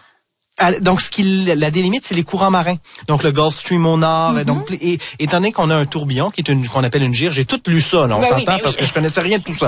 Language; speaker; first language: French; native; French